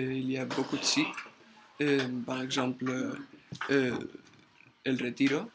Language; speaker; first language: French; non-native, learner; Spanish